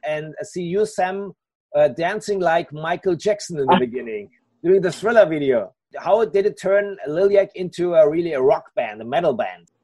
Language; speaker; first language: English; non-native, fluent; German